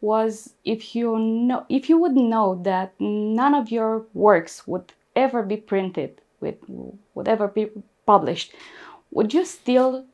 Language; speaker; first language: English; non-native, fluent; Romanian